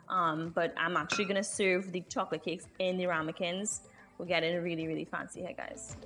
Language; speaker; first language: English; native; English